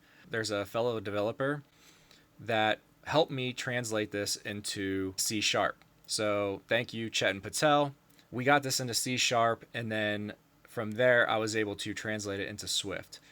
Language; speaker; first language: English; native; English